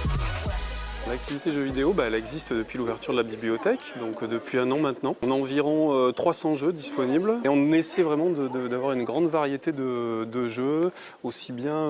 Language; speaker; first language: French; native; French